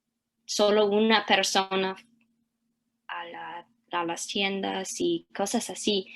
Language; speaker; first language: Spanish; early bilingual, heritage; English